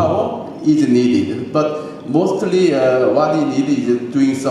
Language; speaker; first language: English; non-native, learner; Korean